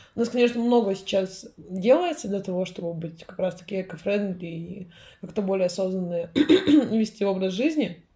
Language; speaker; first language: Russian; native; Russian